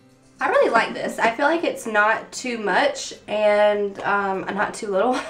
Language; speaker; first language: English; native; English